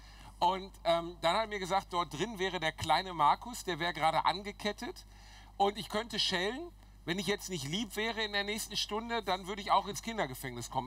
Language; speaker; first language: German; native; German